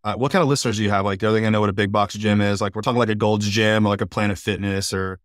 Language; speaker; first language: English; native; English